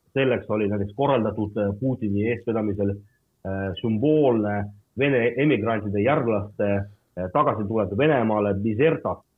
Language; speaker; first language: Estonian; non-native, local second language; Russian